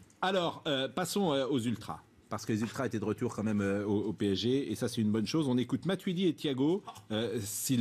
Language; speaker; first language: French; native; French